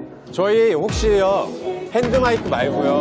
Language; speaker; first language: Korean; native; Korean